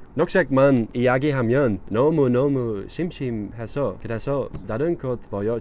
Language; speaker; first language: Korean; non-native, learner; Dutch